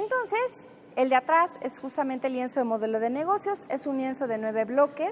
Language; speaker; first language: Spanish; native; Spanish